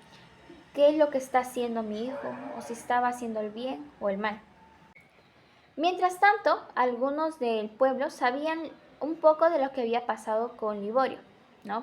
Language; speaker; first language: Spanish; native; Spanish